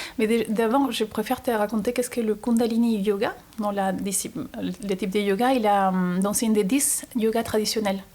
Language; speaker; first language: French; non-native, fluent; Spanish